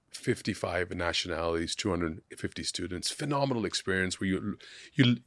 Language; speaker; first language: English; non-native, local second language; Sindhi